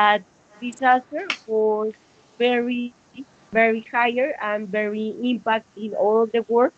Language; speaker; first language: English; non-native, learner; Spanish